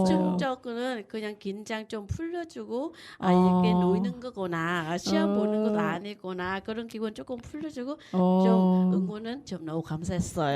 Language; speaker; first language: Korean; non-native, learner; Vietnamese